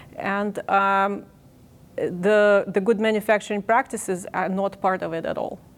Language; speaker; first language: English; non-native, fluent; Ukrainian